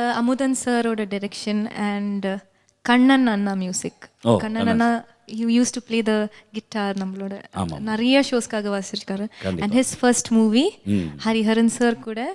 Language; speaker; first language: Tamil; non-native, local second language; Malayalam